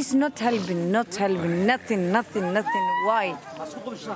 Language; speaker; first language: English; non-native, learner; Somali